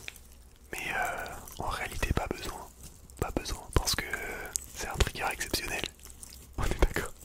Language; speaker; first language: French; native; French